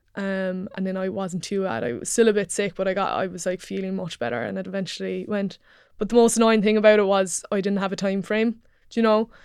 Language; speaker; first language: English; native; English